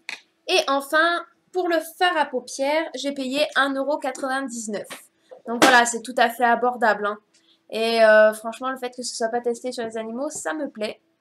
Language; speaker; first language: French; native; French